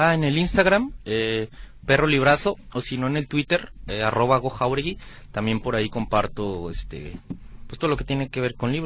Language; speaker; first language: Spanish; native; Spanish